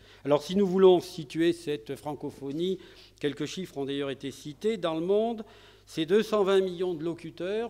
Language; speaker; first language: French; native; French